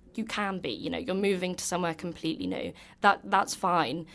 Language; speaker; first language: English; native; English